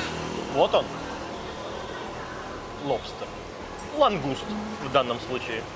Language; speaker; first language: Russian; native; Russian